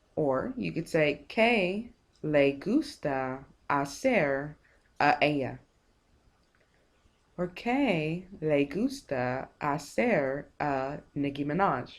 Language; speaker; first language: Spanish; non-native, fluent; English